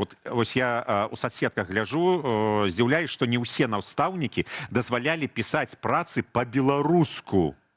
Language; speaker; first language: Belarusian; native; Belarusian